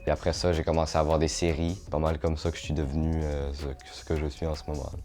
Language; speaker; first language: French; native; French